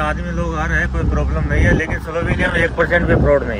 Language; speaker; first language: Hindi; native; Hindi